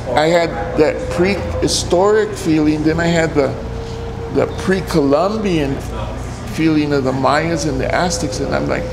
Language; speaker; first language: English; early bilingual, other home language; Spanish